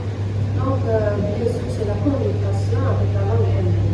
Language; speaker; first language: French; non-native, local second language; Arabic